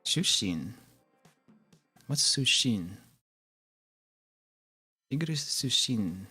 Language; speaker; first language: Japanese; non-native, learner; English